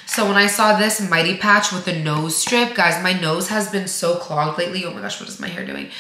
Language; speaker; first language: English; native; English